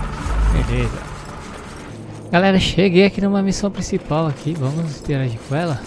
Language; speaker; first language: Portuguese; native; Portuguese